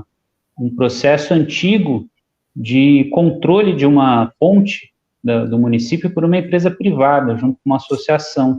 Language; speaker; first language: Portuguese; native; Portuguese